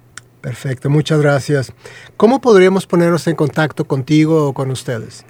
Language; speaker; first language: Spanish; native; Spanish